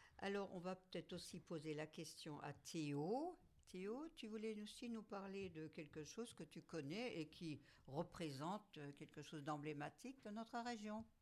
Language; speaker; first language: French; native; French